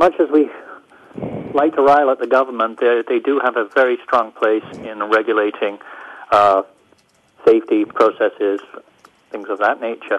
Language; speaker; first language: English; native; English